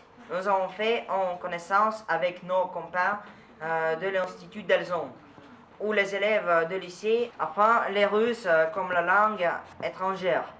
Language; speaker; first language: French; non-native, learner; Russian